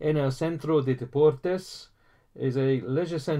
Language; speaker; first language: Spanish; non-native, learner; English